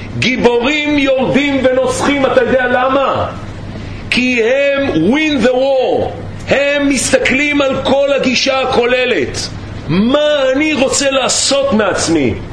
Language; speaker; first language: Hebrew; native; Hebrew